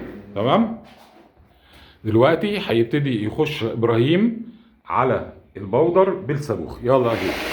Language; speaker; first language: Arabic; native; Arabic